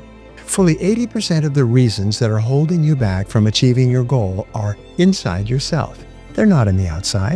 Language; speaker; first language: English; native; English